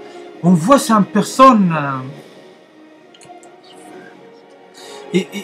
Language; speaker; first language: French; non-native, learner; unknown